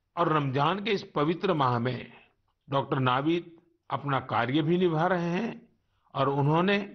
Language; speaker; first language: Hindi; non-native, local second language; Gujarati